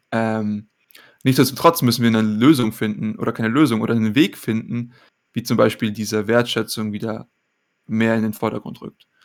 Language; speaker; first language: German; native; German